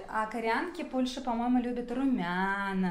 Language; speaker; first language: Russian; non-native, local second language; Uzbek